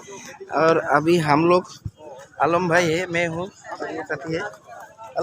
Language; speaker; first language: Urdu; non-native, local second language; Assamese